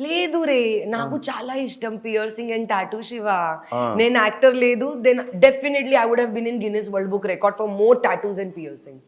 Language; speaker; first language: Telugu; non-native, learner; Hindi